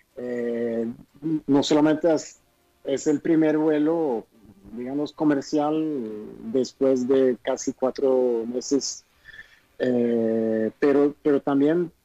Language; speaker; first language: Spanish; non-native, fluent; Swedish